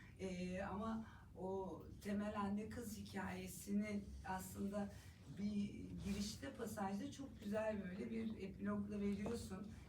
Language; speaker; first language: Turkish; native; Turkish